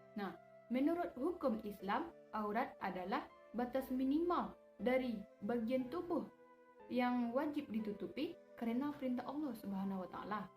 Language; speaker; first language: Malay; non-native, local second language; Minangkabau